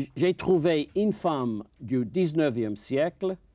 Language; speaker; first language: French; non-native, fluent; English